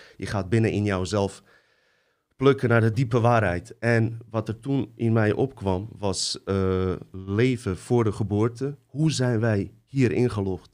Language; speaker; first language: Dutch; early bilingual, other home language; Bosnian